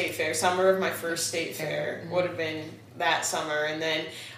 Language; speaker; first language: English; native; English